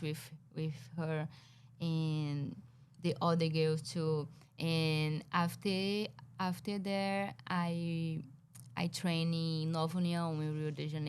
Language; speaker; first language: English; non-native, learner; Portuguese